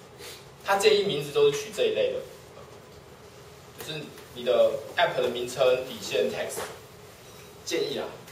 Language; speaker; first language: Chinese; native; Chinese